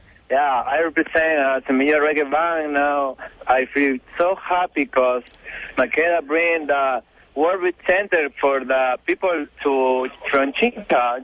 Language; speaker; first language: English; non-native, learner; Spanish